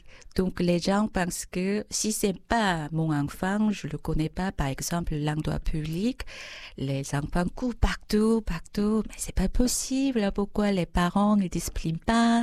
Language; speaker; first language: French; non-native, fluent; Korean